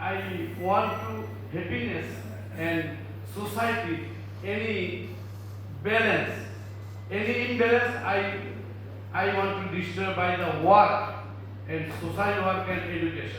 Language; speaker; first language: English; non-native, learner; Bangla